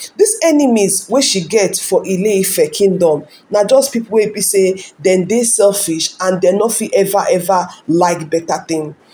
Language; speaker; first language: Nigerian Pidgin; non-native, local second language; Igbo